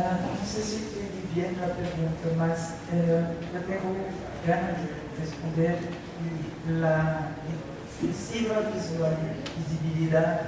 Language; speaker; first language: Spanish; non-native, fluent; Portuguese